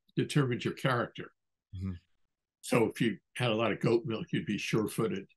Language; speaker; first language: English; native; English